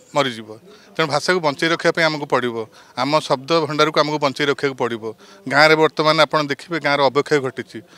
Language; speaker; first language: Odia; native; Odia